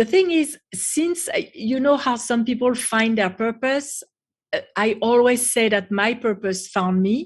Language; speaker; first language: English; non-native, fluent; French